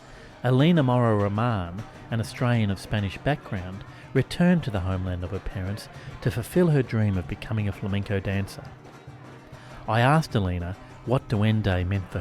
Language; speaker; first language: English; native; English